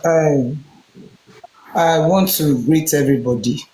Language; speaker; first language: English; non-native, local second language; Yoruba